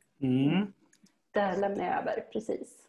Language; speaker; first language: Swedish; native; Swedish